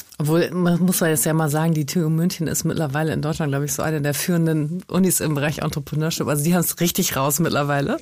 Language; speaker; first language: German; native; German